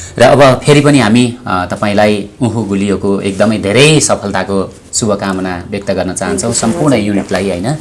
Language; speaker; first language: Nepali; native; Nepali